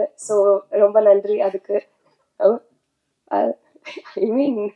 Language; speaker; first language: Tamil; non-native, learner; Telugu